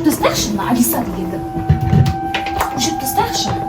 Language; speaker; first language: Kazakh; native; Kazakh